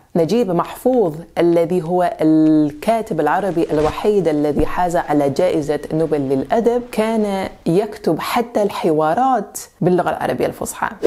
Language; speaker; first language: Arabic; non-native, fluent; French